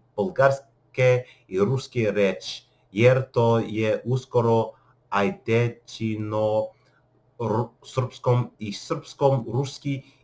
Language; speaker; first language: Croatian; non-native, learner; English